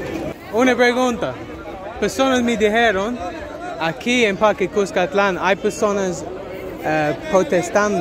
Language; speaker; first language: Spanish; non-native, learner; English